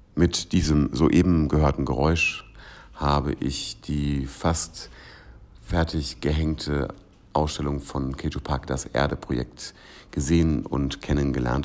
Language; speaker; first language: German; native; German